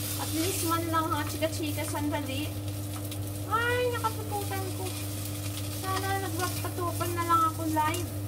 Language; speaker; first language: Filipino; native; Filipino